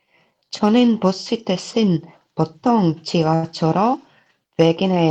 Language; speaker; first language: Korean; non-native, learner; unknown